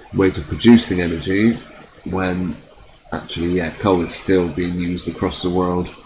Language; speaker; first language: English; native; English